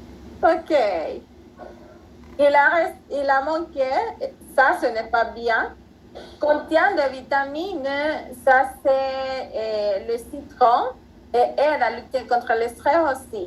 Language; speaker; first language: French; non-native, fluent; Spanish